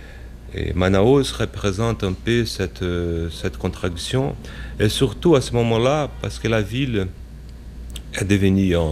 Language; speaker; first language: French; non-native, fluent; Portuguese